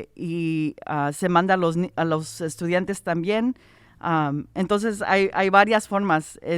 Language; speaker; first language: Spanish; early bilingual, heritage; Spanish